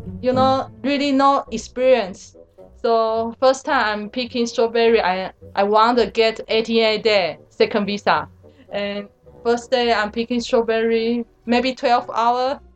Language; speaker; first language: English; non-native, learner; Chinese